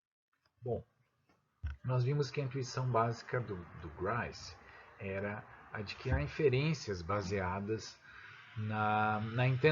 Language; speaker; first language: Portuguese; native; Portuguese